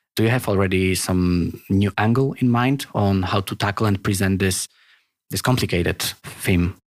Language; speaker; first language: English; non-native, fluent; Polish